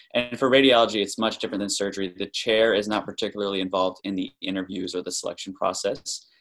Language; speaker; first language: English; native; English